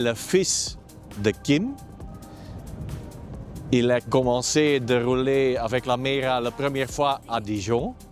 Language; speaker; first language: French; non-native, local second language; Dutch